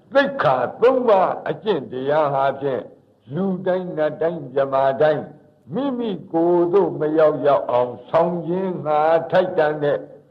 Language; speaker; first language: Burmese; native; Burmese